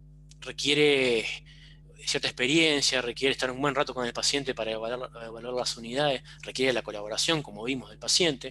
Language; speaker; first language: Spanish; native; Spanish